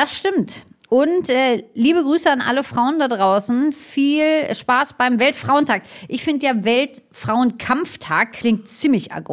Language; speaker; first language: German; native; German